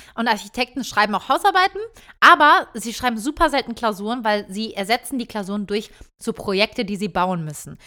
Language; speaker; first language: German; early bilingual, other home language; Turkish